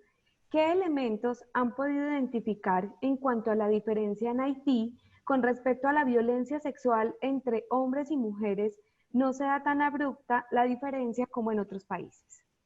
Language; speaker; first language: Spanish; native; Spanish